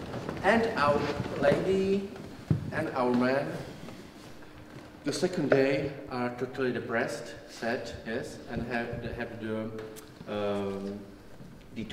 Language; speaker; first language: English; non-native, learner; Czech